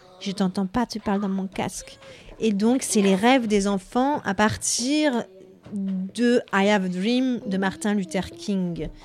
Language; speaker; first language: French; native; French